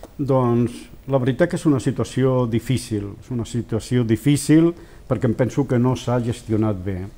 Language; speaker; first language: Catalan; non-native, local second language; Spanish